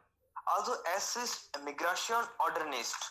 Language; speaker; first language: German; non-native, learner; Hindi